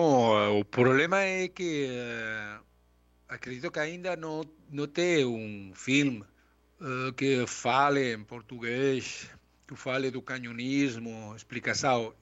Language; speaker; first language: Portuguese; non-native, learner; Spanish